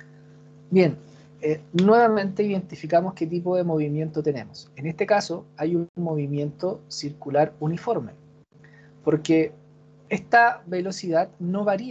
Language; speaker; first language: Spanish; native; Spanish